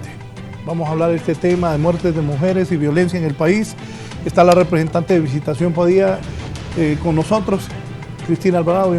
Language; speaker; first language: Spanish; native; Spanish